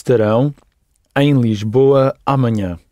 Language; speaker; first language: Portuguese; non-native, learner; English